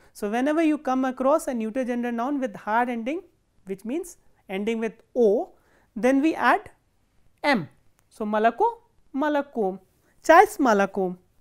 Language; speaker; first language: English; non-native, local second language; Hindi